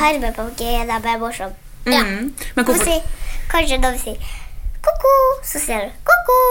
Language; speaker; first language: Norwegian; early bilingual, other home language; Polish